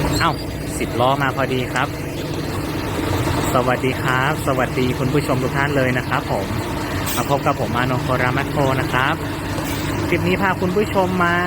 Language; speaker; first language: Thai; native; Thai